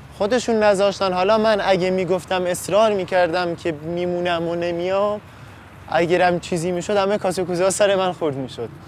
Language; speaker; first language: Persian; non-native, local second language; Kurdish